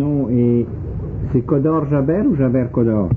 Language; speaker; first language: French; native; French